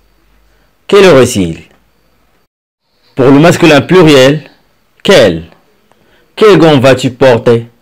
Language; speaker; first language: French; non-native, local second language; Arabic